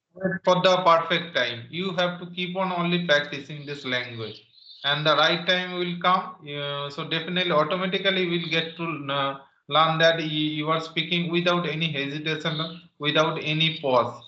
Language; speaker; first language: English; non-native, local second language; Santali